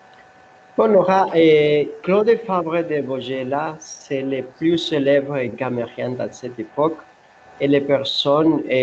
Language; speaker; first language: French; non-native, learner; Spanish